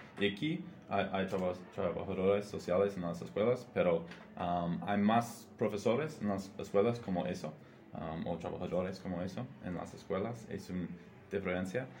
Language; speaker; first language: Spanish; non-native, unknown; English